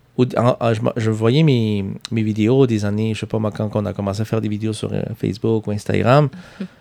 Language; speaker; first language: French; non-native, fluent; Spanish